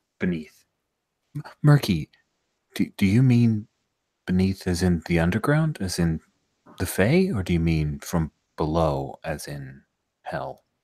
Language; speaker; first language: English; native; English